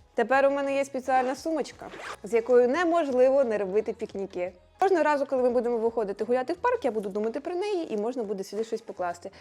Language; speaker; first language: Ukrainian; non-native, local second language; Russian